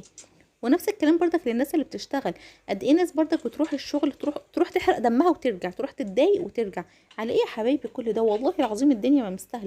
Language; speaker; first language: Arabic; native; Arabic